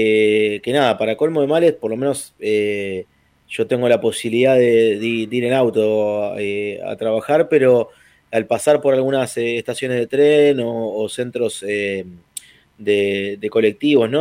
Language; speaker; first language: Spanish; native; Spanish